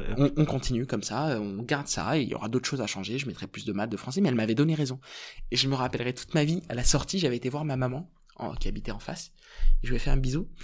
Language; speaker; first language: French; early bilingual, other home language; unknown